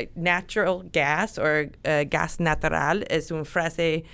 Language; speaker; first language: Spanish; non-native, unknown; English